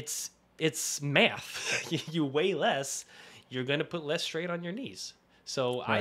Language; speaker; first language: English; native; English